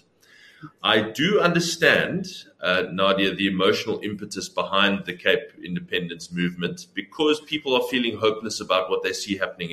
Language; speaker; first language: English; native; English